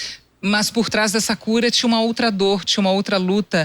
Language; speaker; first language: Portuguese; native; Portuguese